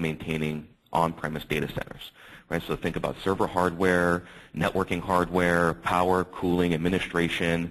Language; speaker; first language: English; native; English